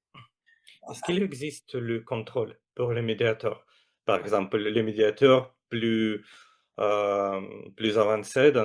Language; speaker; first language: French; non-native, fluent; Russian